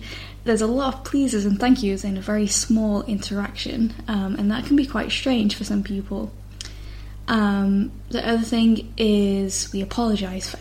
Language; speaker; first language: English; native; English